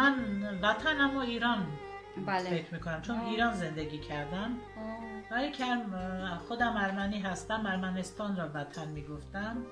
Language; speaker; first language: Persian; non-native, local second language; Armenian